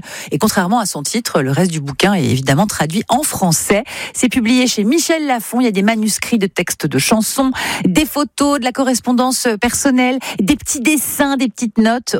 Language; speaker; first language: French; native; French